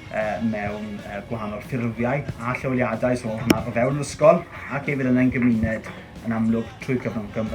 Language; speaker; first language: Welsh; native; Welsh